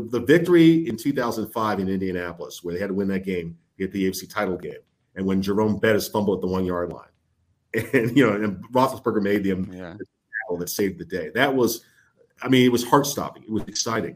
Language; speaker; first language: English; native; English